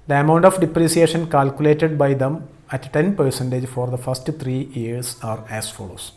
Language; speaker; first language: English; non-native, local second language; Malayalam